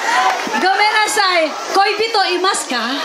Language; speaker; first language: Japanese; non-native, learner; Filipino